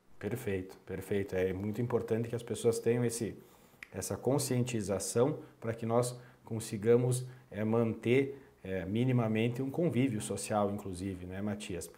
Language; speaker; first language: Portuguese; native; Portuguese